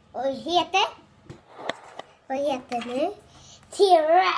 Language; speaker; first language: Swedish; early bilingual, other home language; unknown